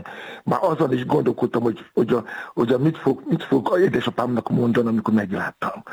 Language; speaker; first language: Hungarian; non-native, fluent; Yoruba